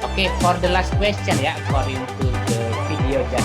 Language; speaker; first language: English; non-native, local second language; Indonesian